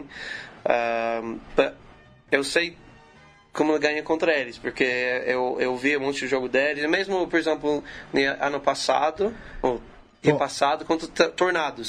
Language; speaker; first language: Portuguese; non-native, learner; English